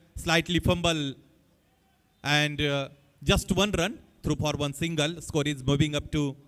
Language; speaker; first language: English; non-native, local second language; Marathi